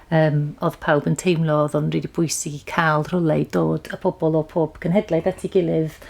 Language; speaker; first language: Welsh; native; Welsh